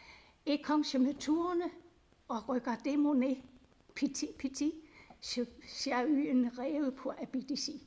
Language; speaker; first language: French; non-native, learner; Danish